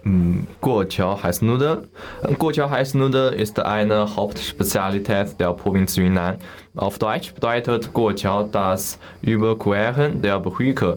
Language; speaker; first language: German; non-native, learner; Chinese